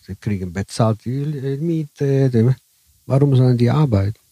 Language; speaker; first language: German; early bilingual, heritage; Italian